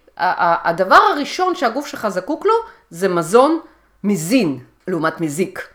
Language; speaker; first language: Hebrew; early bilingual, other home language; Russian